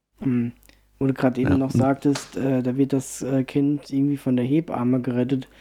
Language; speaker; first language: German; early bilingual, other home language; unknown